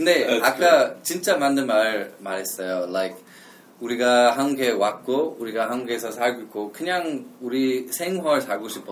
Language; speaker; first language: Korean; non-native, learner; English